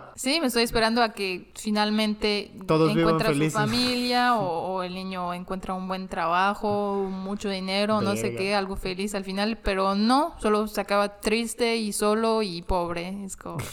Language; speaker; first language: Spanish; non-native, fluent; English